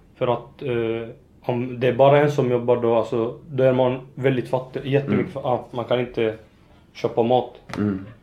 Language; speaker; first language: Swedish; non-native, fluent; Arabic